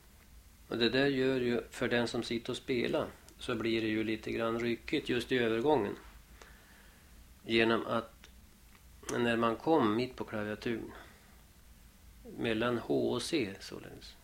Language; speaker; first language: Swedish; native; Swedish